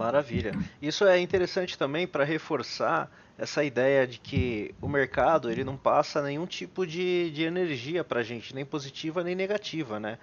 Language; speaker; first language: Portuguese; native; Portuguese